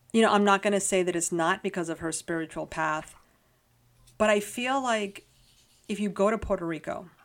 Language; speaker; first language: English; early bilingual, heritage; Spanish